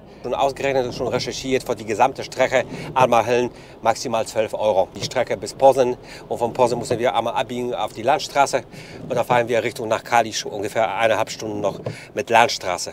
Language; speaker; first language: German; non-native, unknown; Polish